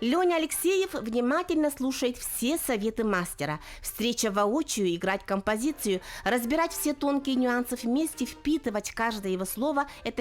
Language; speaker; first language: Russian; native; Russian